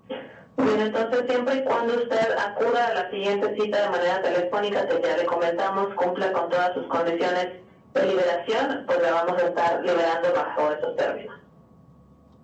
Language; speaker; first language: Spanish; native; Spanish